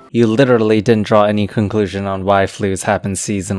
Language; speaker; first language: English; native; English